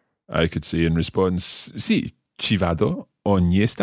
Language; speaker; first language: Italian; non-native, fluent; English